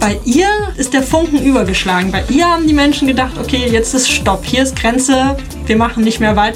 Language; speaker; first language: German; native; German